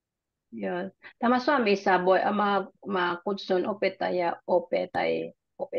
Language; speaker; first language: Finnish; non-native, learner; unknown